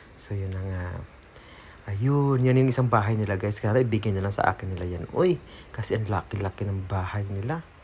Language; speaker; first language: Filipino; non-native, local second language; Cebuano